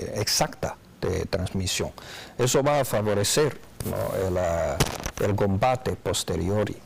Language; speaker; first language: Spanish; non-native, fluent; Chinese